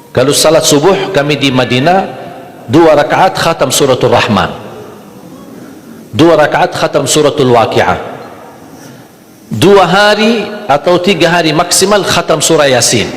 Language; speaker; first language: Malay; non-native, fluent; Arabic